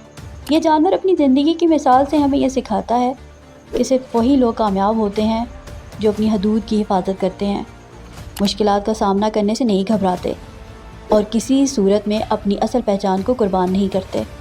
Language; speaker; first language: Urdu; native; Urdu